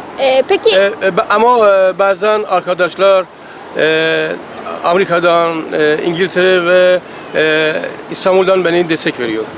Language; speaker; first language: Turkish; non-native, learner; Persian